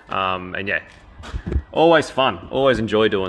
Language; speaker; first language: English; native; English